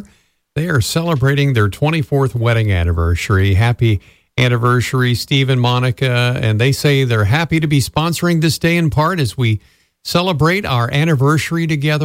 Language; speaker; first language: English; native; English